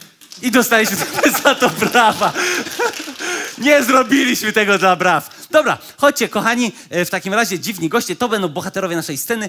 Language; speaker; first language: Polish; native; Polish